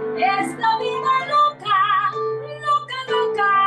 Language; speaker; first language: Spanish; native; Spanish